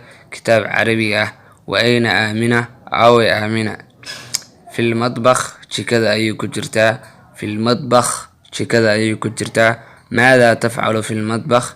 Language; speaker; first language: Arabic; non-native, fluent; Somali